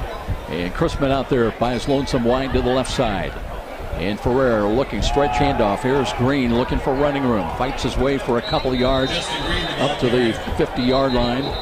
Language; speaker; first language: English; native; English